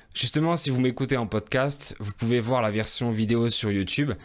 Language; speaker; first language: French; native; French